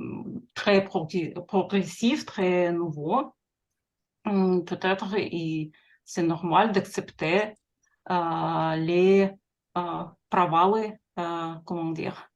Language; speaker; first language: French; non-native, fluent; Russian